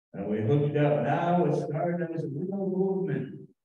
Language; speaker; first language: English; native; English